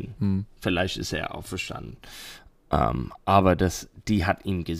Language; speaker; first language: German; non-native, learner; English